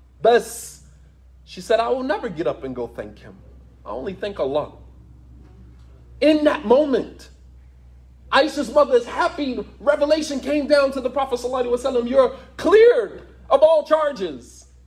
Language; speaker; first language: English; native; English